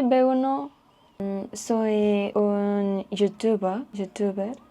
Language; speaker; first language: Spanish; non-native, learner; Korean